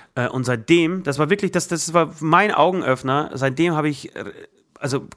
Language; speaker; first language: German; non-native, fluent; Polish